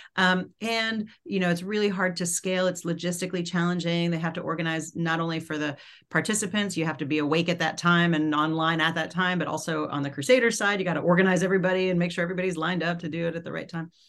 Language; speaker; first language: English; native; English